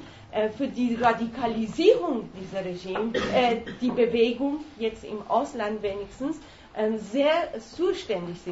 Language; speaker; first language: German; non-native, fluent; Persian